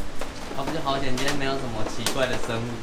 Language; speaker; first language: Chinese; native; Chinese